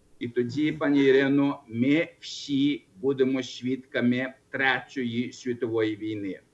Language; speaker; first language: Ukrainian; early bilingual, heritage; Ukrainian